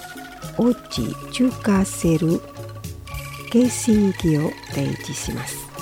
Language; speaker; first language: Japanese; non-native, fluent; Indonesian